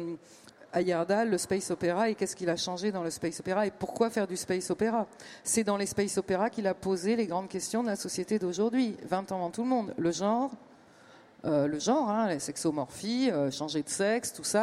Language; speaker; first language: French; native; French